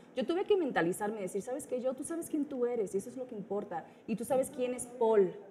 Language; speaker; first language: Spanish; early bilingual, heritage; Spanish